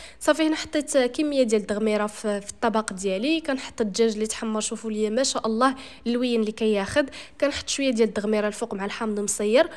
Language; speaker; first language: Arabic; native; Arabic